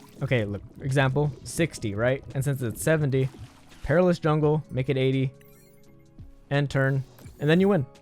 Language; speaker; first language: English; native; English